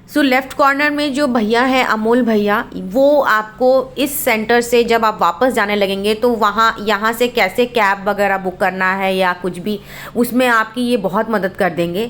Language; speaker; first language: Hindi; native; Hindi